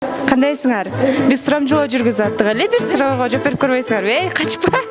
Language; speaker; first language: Kyrgyz; native; Kyrgyz